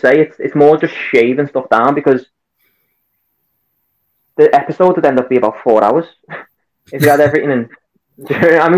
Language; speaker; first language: English; native; English